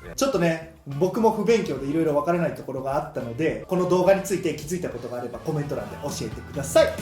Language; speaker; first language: Japanese; native; Japanese